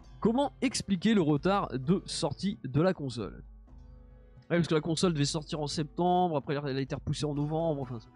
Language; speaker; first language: French; native; French